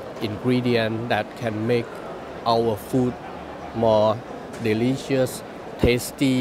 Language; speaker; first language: English; non-native, learner; Thai